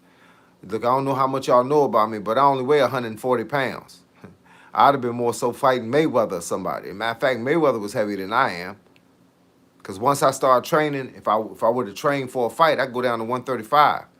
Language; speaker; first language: English; native; English